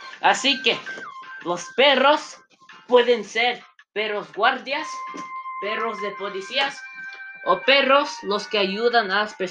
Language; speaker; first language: Spanish; non-native, learner; English